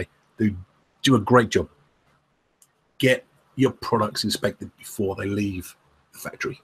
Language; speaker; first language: English; native; English